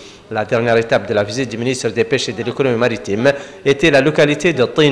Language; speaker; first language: French; non-native, local second language; Arabic